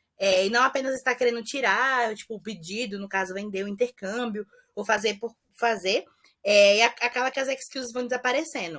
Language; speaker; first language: Portuguese; native; Portuguese